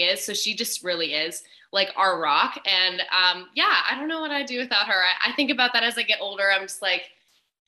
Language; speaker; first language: English; native; English